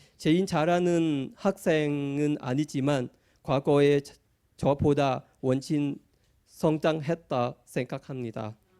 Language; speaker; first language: Korean; non-native, fluent; Thai